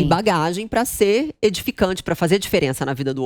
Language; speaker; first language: Portuguese; native; Portuguese